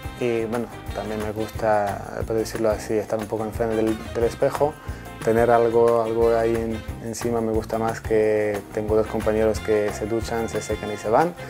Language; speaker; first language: Spanish; non-native, fluent; Croatian